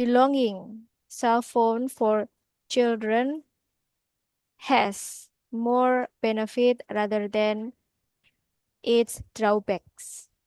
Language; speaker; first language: English; non-native, fluent; Indonesian